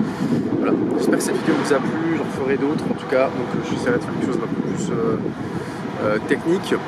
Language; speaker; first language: French; native; French